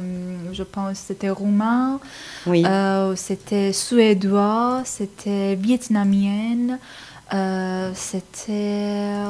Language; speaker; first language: French; non-native, fluent; Persian